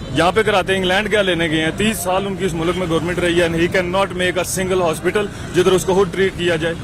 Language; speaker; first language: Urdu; non-native, local second language; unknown